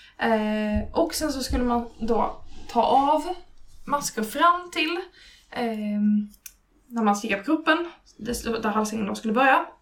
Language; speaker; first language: Swedish; native; Swedish